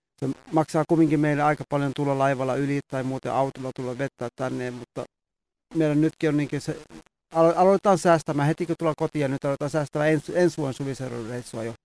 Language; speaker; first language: Finnish; early bilingual, heritage; Finnish